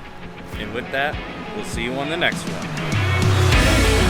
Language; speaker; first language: English; native; English